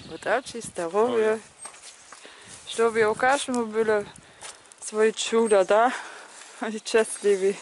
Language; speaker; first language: Russian; non-native, learner; German